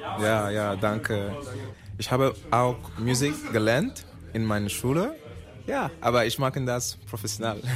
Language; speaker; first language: German; non-native, learner; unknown